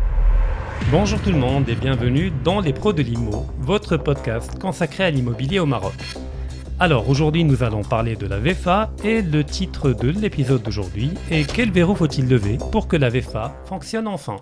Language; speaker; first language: French; non-native, local second language; Arabic